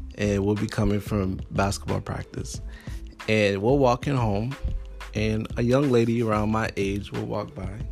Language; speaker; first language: English; early bilingual, other home language; Haitian Creole